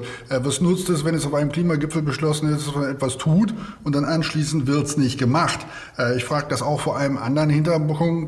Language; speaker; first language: German; native; German